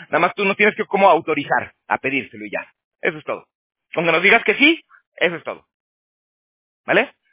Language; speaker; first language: Spanish; native; Spanish